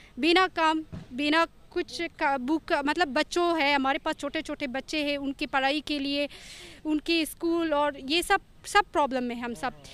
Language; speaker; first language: Hindi; non-native, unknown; Persian